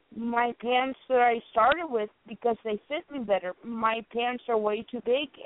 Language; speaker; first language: English; native; English